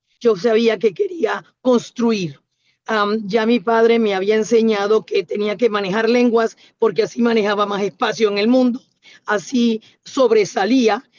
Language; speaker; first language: Spanish; native; Spanish